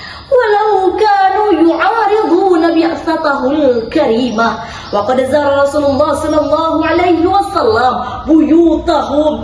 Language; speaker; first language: Arabic; non-native, learner; Indonesian